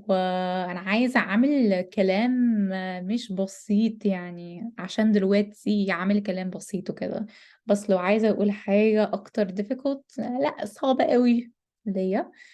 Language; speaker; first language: Arabic; non-native, learner; English